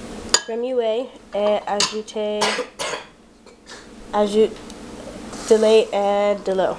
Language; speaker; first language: French; non-native, learner; English